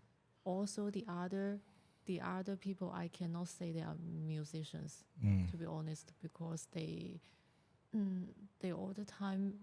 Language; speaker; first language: English; non-native, learner; Chinese